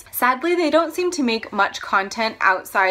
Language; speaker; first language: English; native; English